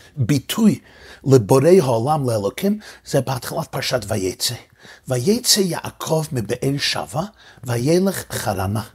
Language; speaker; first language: Hebrew; non-native, fluent; English